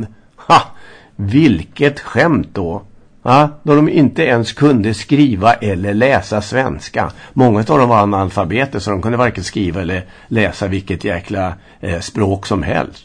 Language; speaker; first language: Swedish; native; Swedish